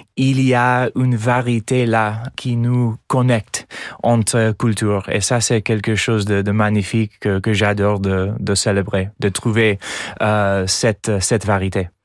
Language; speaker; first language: French; non-native, fluent; English